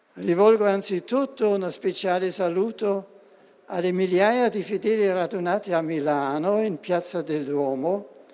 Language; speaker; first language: Italian; non-native, fluent; German